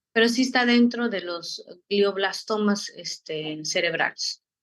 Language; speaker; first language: Spanish; native; Spanish